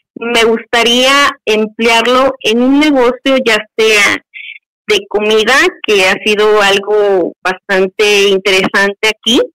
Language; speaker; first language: Spanish; native; Spanish